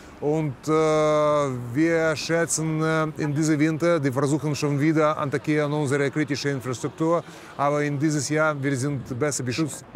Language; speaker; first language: German; non-native, learner; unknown